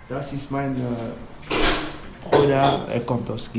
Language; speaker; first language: German; non-native, learner; French